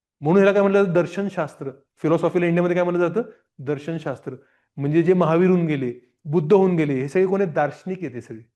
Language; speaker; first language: Marathi; non-native, local second language; Gujarati